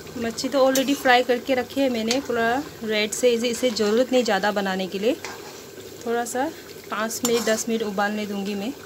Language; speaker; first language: Hindi; non-native, local second language; Nepali